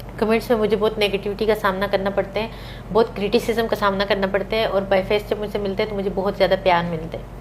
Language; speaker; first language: Urdu; non-native, local second language; Pashto